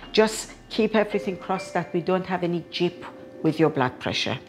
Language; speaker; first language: English; non-native, fluent; Persian